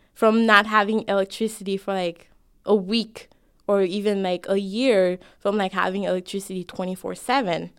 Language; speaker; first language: English; non-native, fluent; Haitian Creole